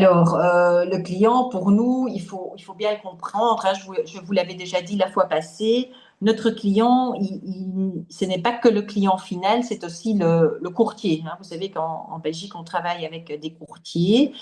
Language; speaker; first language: French; native; French